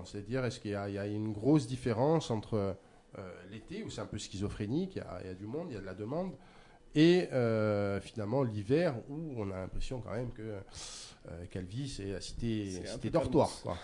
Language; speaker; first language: French; native; French